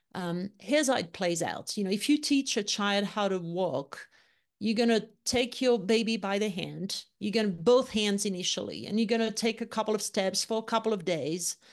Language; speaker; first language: English; non-native, fluent; French